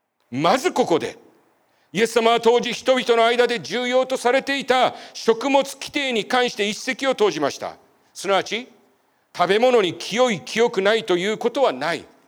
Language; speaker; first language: Japanese; native; Japanese